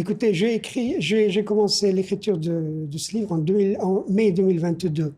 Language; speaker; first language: French; non-native, fluent; Persian